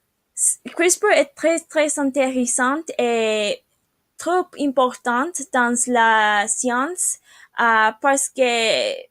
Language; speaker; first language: French; non-native, learner; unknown